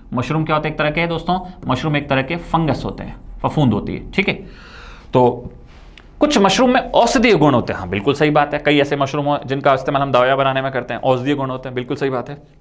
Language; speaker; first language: Hindi; native; Hindi